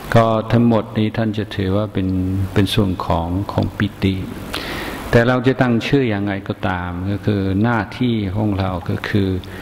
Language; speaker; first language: Thai; non-native, fluent; English